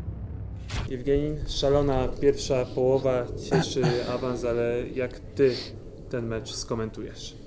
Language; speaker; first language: Polish; native; Polish